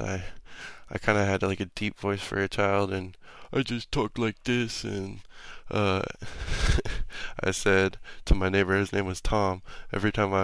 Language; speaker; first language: English; native; English